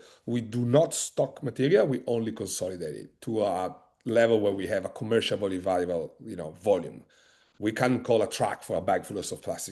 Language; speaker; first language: English; non-native, fluent; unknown